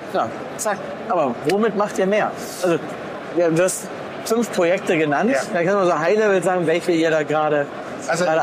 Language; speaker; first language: German; native; German